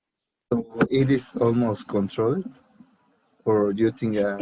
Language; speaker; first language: English; non-native, learner; Spanish